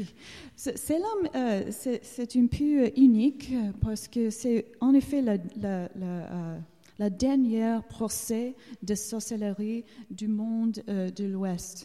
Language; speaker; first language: French; non-native, learner; English